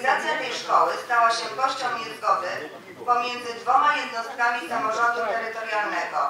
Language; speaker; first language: Polish; native; Polish